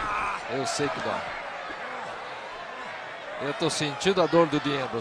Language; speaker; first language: Portuguese; native; Portuguese